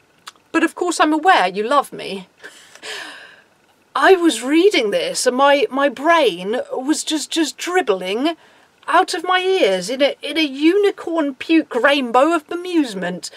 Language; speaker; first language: English; native; English